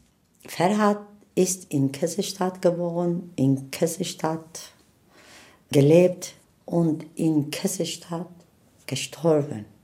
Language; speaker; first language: German; non-native, learner; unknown